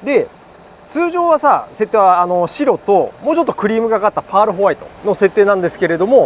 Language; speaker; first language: Japanese; native; Japanese